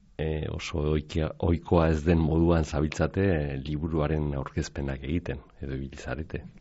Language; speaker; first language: Basque; native; Basque